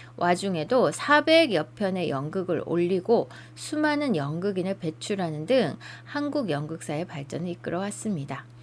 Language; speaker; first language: Korean; native; Korean